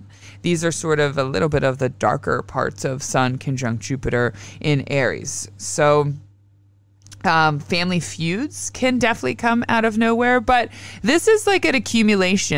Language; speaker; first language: English; native; English